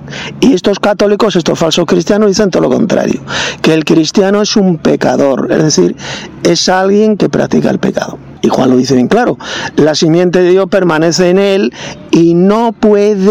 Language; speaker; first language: Spanish; native; Spanish